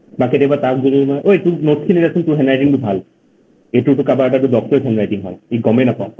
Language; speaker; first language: Assamese; native; Assamese